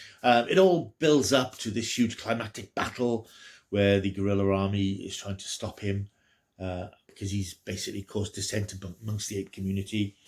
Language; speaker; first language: English; native; English